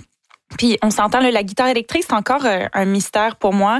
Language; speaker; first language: French; native; French